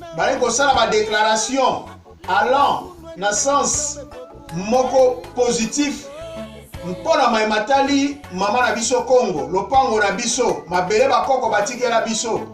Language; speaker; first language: Lingala; non-native, local second language; Kongo